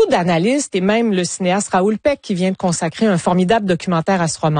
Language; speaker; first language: French; native; French